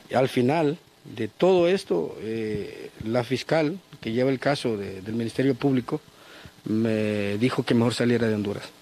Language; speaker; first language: Spanish; native; Spanish